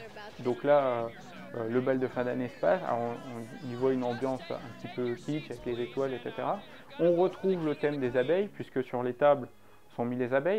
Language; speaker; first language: French; native; French